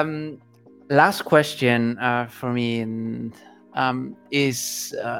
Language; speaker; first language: English; non-native, fluent; Italian